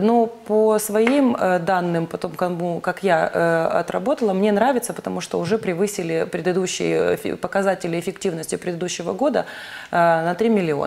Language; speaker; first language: Russian; native; Russian